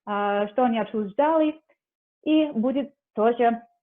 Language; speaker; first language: Russian; non-native, learner; English